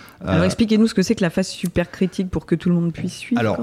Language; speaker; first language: French; native; French